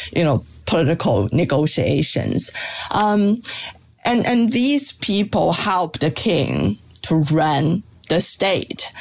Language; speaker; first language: English; non-native, fluent; Chinese